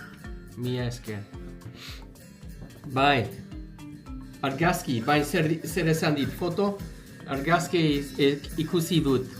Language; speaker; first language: Basque; non-native, learner; English